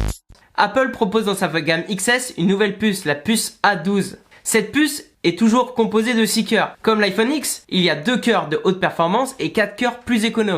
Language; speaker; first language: French; native; French